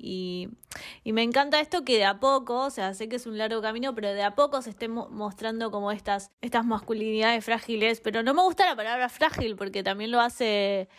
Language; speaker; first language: Spanish; native; Spanish